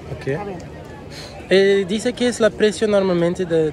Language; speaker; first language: Spanish; non-native, learner; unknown